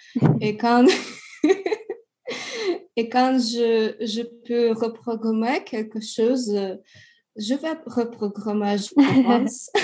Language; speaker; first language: French; non-native, fluent; Russian